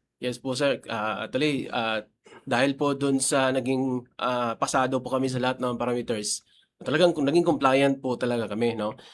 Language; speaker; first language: Filipino; non-native, local second language; Cebuano